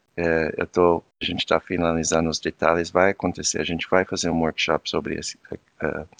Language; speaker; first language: Portuguese; non-native, fluent; English